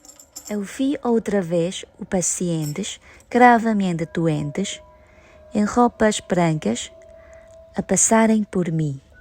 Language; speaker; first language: Portuguese; non-native, learner; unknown